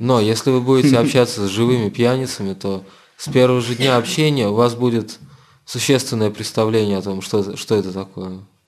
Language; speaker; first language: Russian; native; Russian